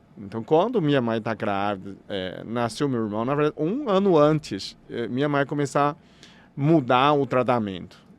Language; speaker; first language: Portuguese; non-native, fluent; Chinese